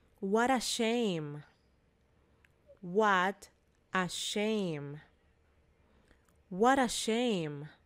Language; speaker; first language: English; non-native, fluent; Spanish